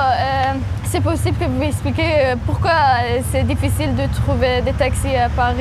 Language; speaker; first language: French; non-native, learner; Persian